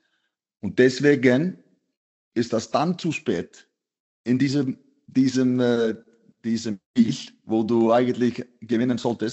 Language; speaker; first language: German; non-native, fluent; Icelandic